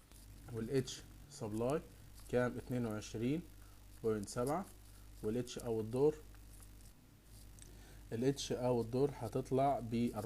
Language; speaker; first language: Arabic; native; Arabic